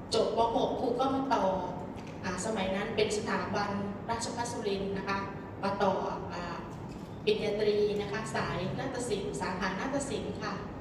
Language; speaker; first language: Thai; non-native, local second language; Northeastern Thai